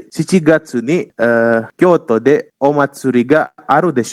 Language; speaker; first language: Japanese; non-native, fluent; Indonesian